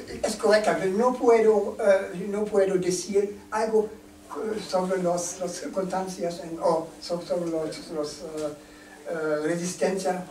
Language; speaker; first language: Spanish; non-native, learner; German